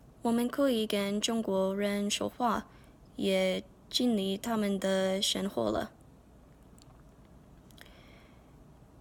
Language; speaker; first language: Chinese; non-native, learner; English